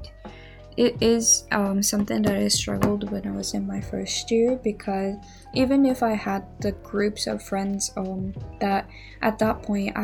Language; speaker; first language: English; non-native, fluent; Japanese